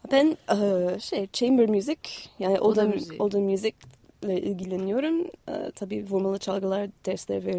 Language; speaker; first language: Turkish; non-native, fluent; English